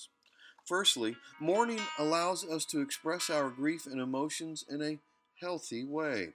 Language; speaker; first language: English; native; English